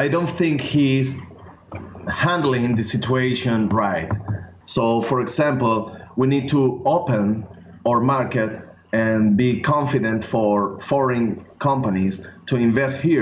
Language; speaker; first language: English; non-native, learner; Spanish